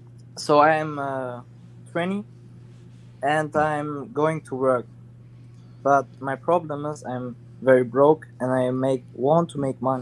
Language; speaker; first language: English; non-native, learner; German